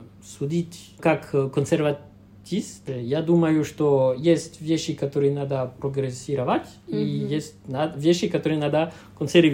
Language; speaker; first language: Russian; non-native, fluent; French